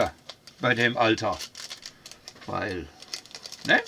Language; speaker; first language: German; native; German